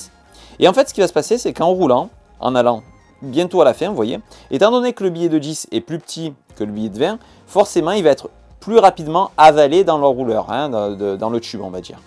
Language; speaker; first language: French; native; French